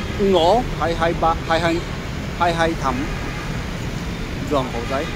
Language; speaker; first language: Vietnamese; non-native, learner; Japanese